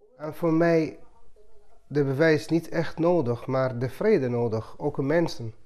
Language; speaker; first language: Dutch; non-native, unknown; Arabic